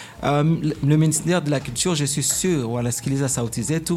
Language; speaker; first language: French; non-native, local second language; Swahili